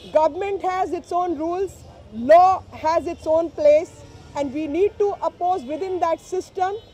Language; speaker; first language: English; non-native, local second language; Hindi